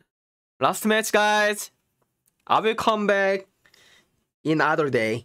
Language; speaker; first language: English; non-native, learner; Korean